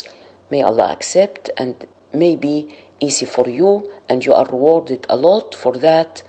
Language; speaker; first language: English; non-native, fluent; Arabic